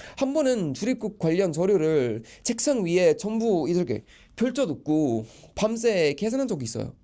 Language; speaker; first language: Korean; non-native, fluent; Swedish